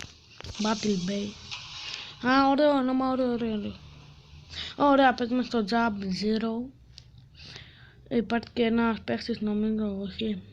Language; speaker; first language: Greek; native; Greek